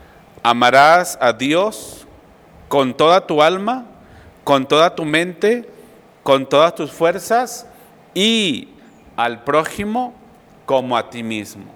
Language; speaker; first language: Spanish; native; Spanish